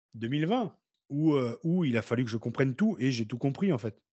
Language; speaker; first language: French; native; French